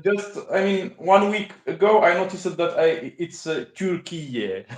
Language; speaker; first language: English; non-native, learner; Russian